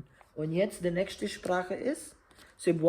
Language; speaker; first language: German; non-native, fluent; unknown